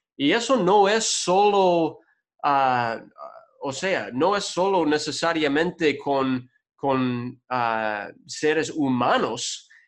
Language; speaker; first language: Spanish; non-native, fluent; English